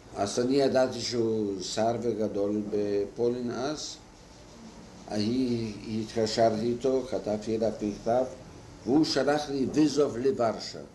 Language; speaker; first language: Hebrew; non-native, fluent; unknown